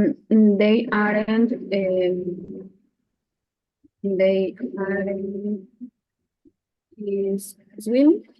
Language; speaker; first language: English; non-native, learner; Spanish